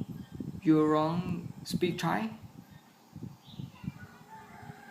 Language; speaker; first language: English; non-native, learner; Thai